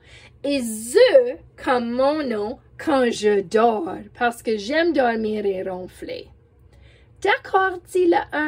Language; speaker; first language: French; non-native, fluent; English